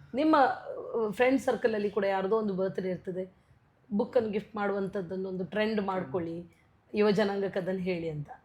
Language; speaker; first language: Kannada; non-native, local second language; Tulu